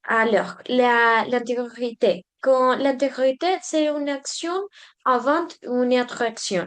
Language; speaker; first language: French; non-native, learner; Spanish